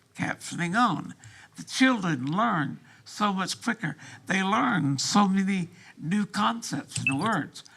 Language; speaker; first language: English; early bilingual, other home language; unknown